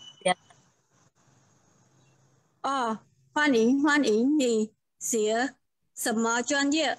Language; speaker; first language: Chinese; non-native, learner; Khmer